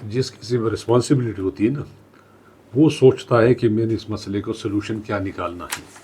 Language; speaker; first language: Urdu; non-native, local second language; Pashto